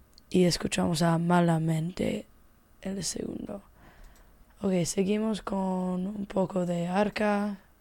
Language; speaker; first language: Spanish; non-native, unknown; English